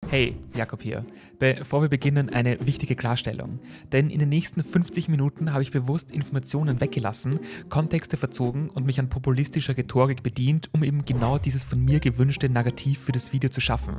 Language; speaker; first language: German; native; German